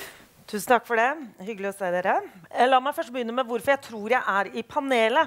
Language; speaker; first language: Norwegian; native; Norwegian